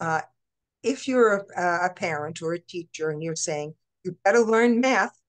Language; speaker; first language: English; native; English